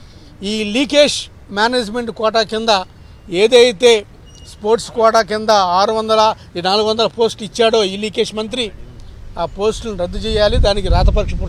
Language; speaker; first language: Telugu; native; Telugu